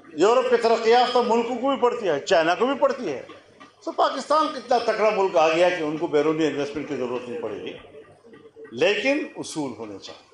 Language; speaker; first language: Urdu; non-native, local second language; Pashto